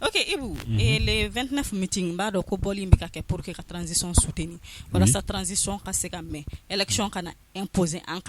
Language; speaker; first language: French; non-native, local second language; Bambara